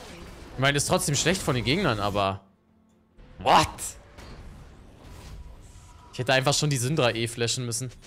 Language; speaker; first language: German; native; German